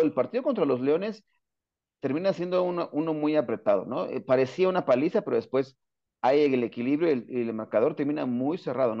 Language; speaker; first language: Spanish; native; Spanish